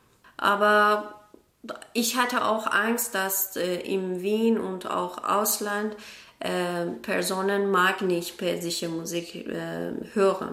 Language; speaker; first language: German; non-native, learner; Persian